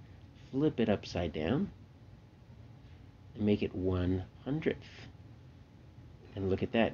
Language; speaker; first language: English; native; English